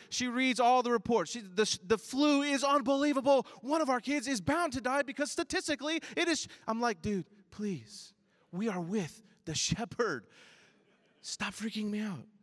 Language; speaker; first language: English; early bilingual, other home language; Chinese